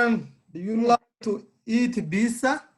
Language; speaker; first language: English; non-native, learner; Somali